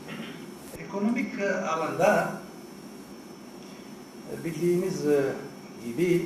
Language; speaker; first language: Turkish; non-native, fluent; Arabic